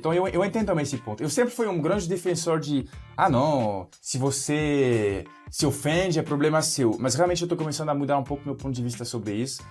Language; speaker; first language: Portuguese; non-native, fluent; French